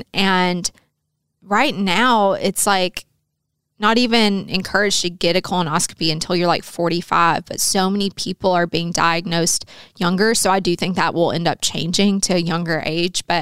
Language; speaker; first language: English; native; English